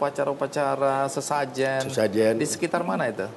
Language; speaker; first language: Indonesian; native; Indonesian